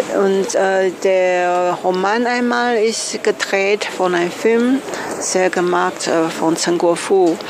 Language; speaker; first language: German; non-native, learner; Chinese